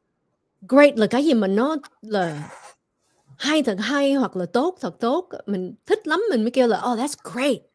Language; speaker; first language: Vietnamese; early bilingual, heritage; Vietnamese